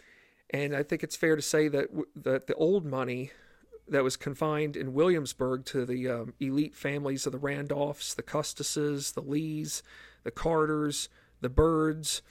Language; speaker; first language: English; native; English